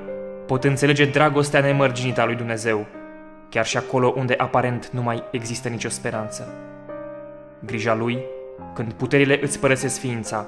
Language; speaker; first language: Romanian; native; Romanian